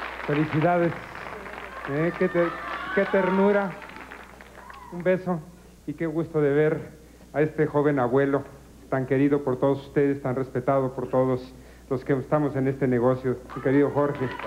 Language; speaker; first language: Spanish; native; Spanish